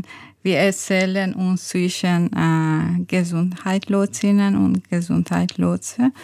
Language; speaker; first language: German; non-native, learner; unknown